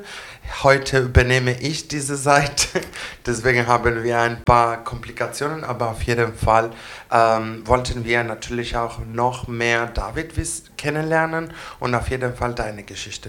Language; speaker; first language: German; non-native, fluent; Greek